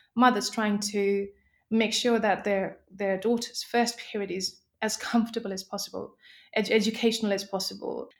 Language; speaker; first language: English; non-native, local second language; Nepali